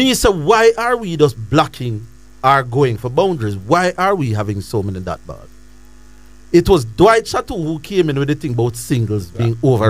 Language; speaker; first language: English; native; English